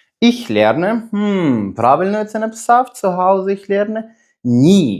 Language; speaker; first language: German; non-native, fluent; Ukrainian